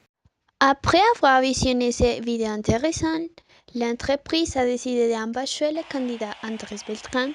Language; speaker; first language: French; non-native, learner; Spanish